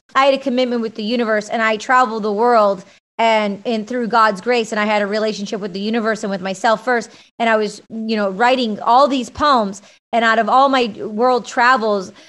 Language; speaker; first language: English; native; English